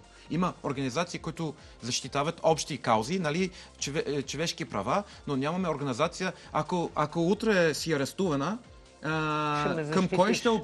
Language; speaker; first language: Bulgarian; non-native, learner; English